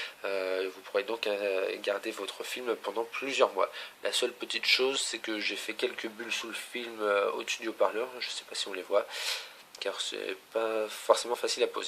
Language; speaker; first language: French; native; French